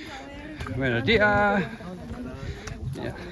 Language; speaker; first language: Spanish; non-native, learner; English